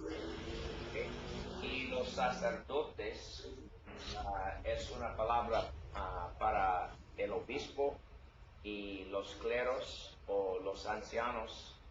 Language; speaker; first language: Spanish; non-native, learner; English